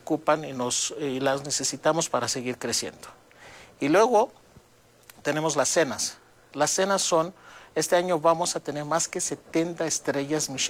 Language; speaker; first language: Spanish; non-native, fluent; Greek